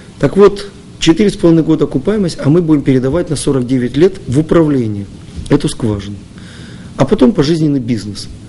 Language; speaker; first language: Russian; native; Russian